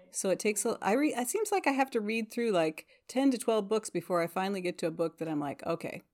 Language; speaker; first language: English; native; English